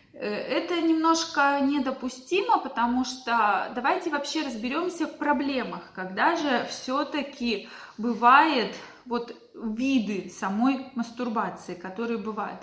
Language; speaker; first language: Russian; native; Russian